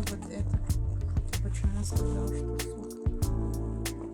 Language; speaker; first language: Russian; non-native, learner; English